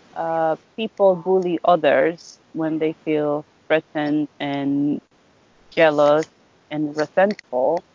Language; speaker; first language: English; non-native, fluent; Spanish